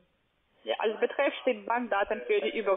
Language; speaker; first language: German; non-native, learner; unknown